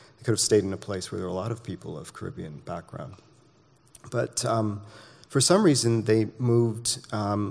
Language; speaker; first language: English; native; English